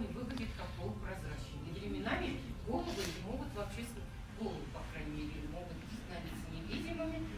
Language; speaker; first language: Russian; native; Russian